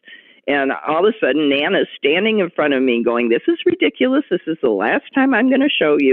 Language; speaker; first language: English; native; English